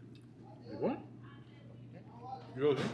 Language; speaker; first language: French; native; French